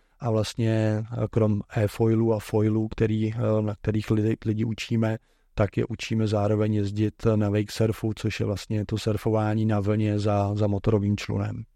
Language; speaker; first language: Czech; native; Czech